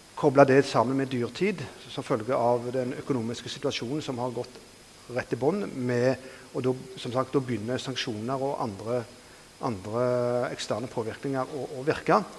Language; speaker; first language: Norwegian; native; Norwegian